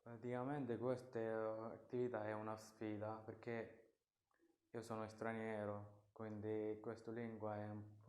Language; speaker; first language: Italian; non-native, learner; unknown